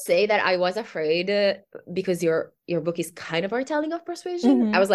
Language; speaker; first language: English; non-native, fluent; Italian